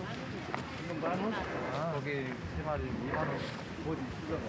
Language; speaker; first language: Korean; non-native, learner; Vietnamese